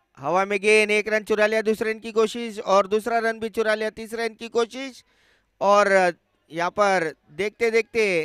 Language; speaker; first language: Hindi; non-native, local second language; Marathi